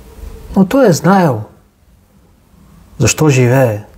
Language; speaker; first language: Bulgarian; non-native, local second language; Turkish